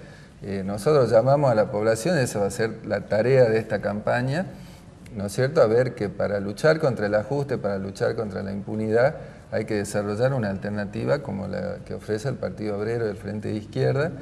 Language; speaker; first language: Spanish; native; Spanish